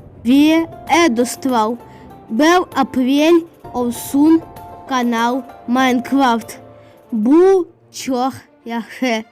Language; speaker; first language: Turkish; non-native, learner; Crimean Tatar